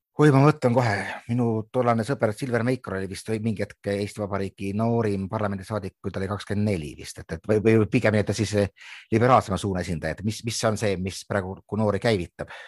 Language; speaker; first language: Estonian; native; Estonian